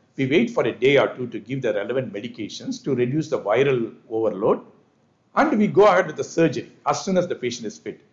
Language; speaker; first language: English; non-native, local second language; Tamil